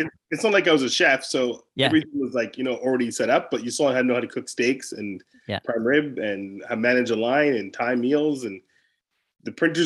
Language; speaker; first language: English; native; English